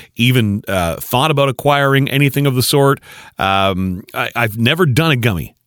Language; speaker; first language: English; native; English